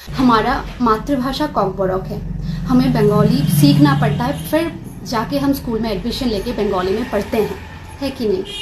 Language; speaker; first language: Hindi; non-native, local second language; Kok Borok